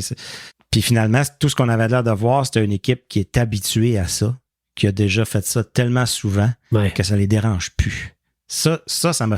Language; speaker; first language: French; native; French